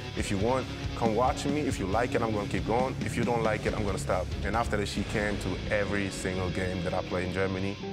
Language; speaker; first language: English; early bilingual, other home language; German